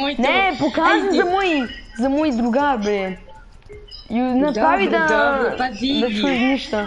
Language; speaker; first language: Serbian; early bilingual, heritage; Serbian